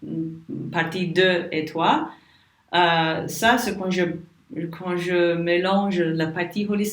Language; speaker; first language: French; non-native, learner; English